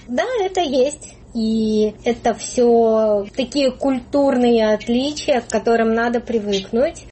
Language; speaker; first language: Russian; native; Russian